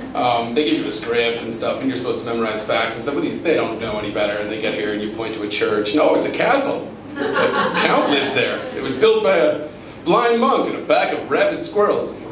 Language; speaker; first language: English; native; English